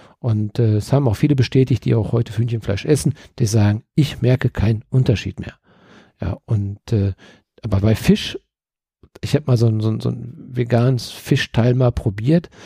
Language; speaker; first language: German; native; German